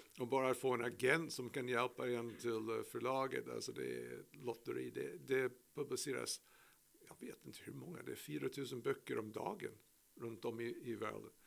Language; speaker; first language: Swedish; non-native, fluent; English